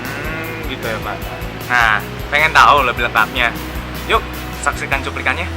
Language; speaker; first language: Indonesian; native; Indonesian